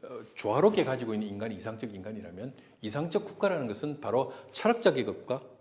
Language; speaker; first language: Korean; native; Korean